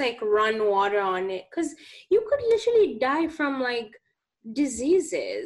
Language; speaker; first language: English; non-native, local second language; Ganda